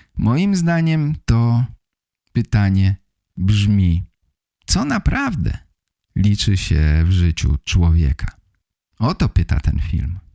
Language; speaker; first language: Polish; native; Polish